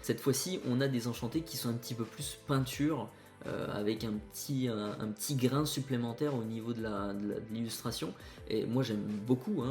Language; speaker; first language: French; native; French